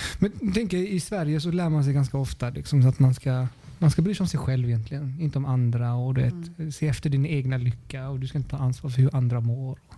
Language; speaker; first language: Swedish; early bilingual, other home language; Spanish